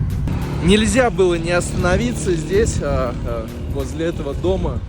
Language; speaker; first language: Russian; native; Russian